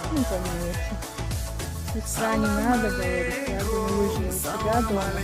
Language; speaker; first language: Russian; non-native, local second language; Chechen